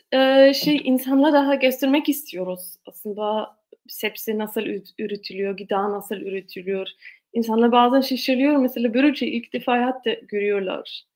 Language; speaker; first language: Turkish; non-native, fluent; German